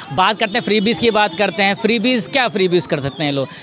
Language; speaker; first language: Hindi; native; Hindi